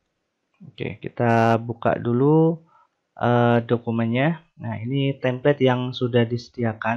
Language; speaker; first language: Indonesian; native; Indonesian